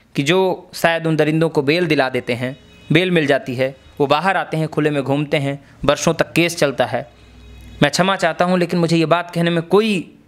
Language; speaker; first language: Hindi; native; Hindi